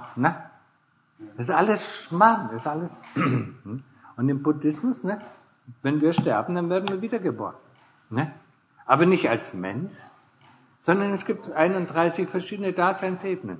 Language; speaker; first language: German; non-native, fluent; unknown